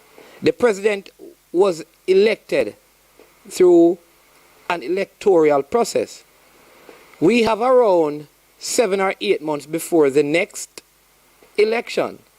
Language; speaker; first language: English; non-native, local second language; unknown